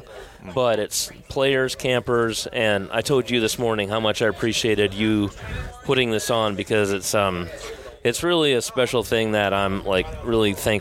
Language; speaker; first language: English; native; English